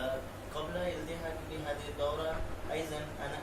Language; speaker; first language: Arabic; non-native, learner; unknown